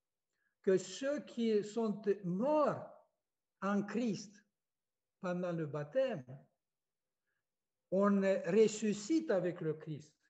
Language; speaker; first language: French; non-native, fluent; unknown